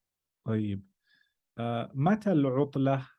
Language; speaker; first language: Arabic; non-native, fluent; English